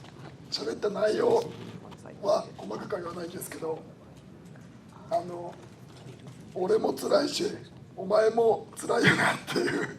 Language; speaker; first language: Japanese; native; Japanese